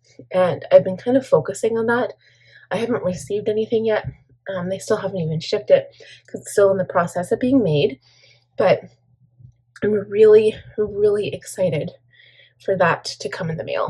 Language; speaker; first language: English; native; English